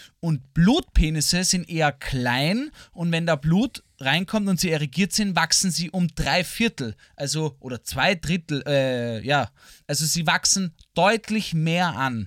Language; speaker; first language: German; native; German